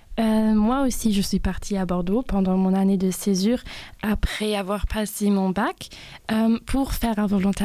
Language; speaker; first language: French; non-native, fluent; German